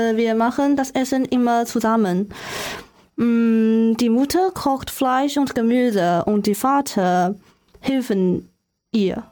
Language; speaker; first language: German; non-native, learner; Chinese